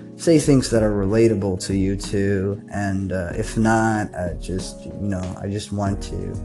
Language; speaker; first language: English; non-native, local second language; Nepali